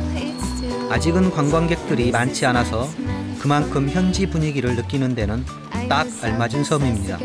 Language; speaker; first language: Korean; native; Korean